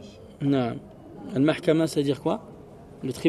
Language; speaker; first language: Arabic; early bilingual, heritage; Arabic